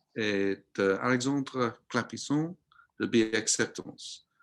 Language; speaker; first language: French; non-native, learner; English